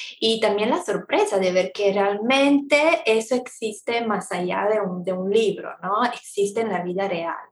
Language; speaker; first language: Spanish; non-native, fluent; Italian